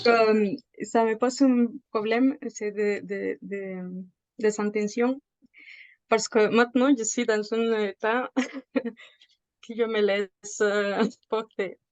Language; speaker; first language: French; non-native, fluent; Spanish